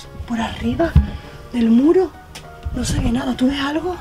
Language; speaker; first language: Spanish; native; Spanish